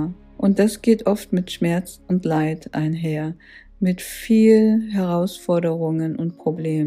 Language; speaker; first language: German; native; German